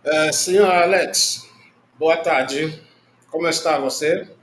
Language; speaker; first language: Portuguese; non-native, learner; Igbo